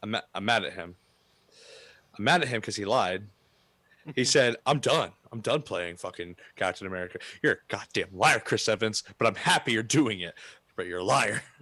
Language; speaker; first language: English; native; English